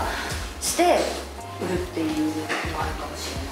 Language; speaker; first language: Japanese; native; Japanese